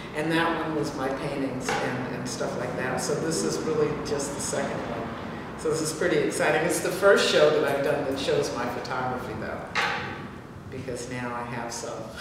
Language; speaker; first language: English; native; English